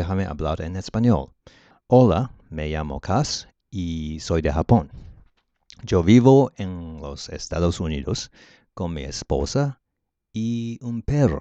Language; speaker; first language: Spanish; non-native, learner; Japanese